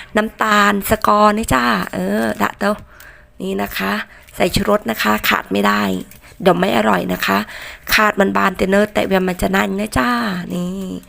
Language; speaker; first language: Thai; non-native, local second language; Northern Khmer